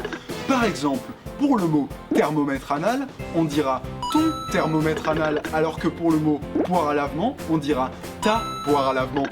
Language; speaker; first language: French; native; French